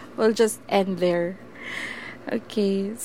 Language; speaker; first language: English; non-native, local second language; Filipino